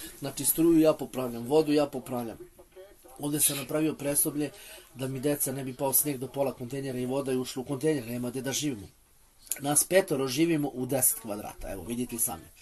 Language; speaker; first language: Serbian; native; Serbian